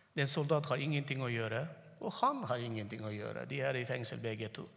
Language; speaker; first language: Norwegian; non-native, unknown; Turkmen